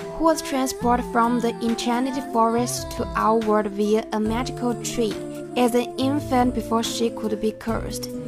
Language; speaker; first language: English; non-native, fluent; Chinese